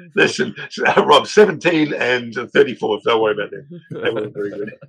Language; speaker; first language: English; native; English